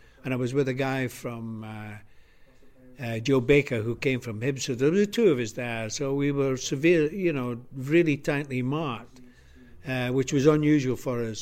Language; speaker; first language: English; native; English